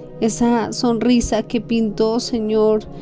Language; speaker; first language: Spanish; native; Spanish